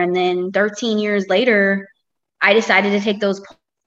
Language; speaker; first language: English; native; English